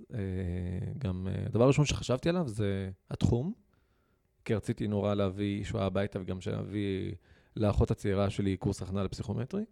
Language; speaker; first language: Hebrew; non-native, local second language; Arabic